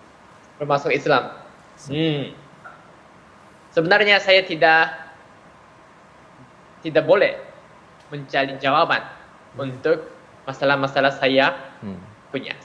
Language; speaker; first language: Indonesian; non-native, fluent; Japanese